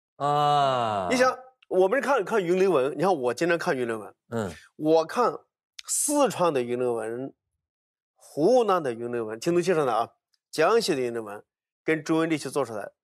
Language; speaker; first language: Chinese; native; Chinese